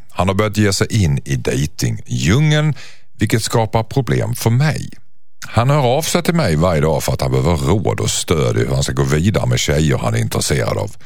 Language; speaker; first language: Swedish; native; Swedish